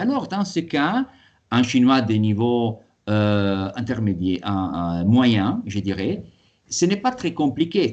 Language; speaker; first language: French; non-native, fluent; Italian